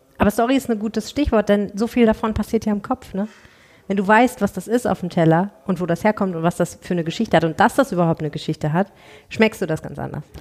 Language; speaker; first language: German; native; German